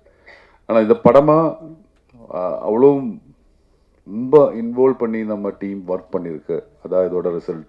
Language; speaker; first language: Tamil; non-native, learner; Malayalam